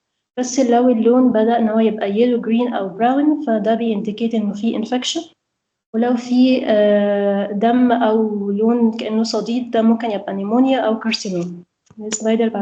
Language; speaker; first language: Arabic; native; Arabic